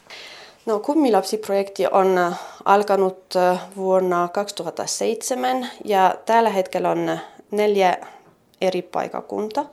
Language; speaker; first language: Finnish; non-native, fluent; French